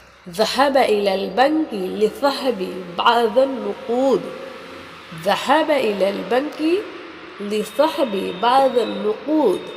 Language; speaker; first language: Arabic; non-native, fluent; Urdu